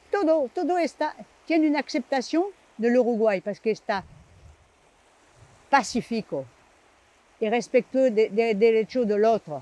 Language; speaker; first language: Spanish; non-native, learner; French